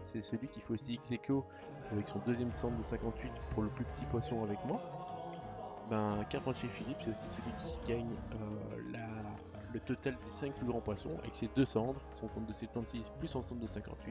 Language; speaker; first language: French; native; French